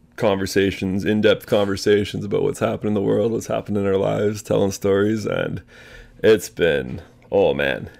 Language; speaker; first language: English; native; English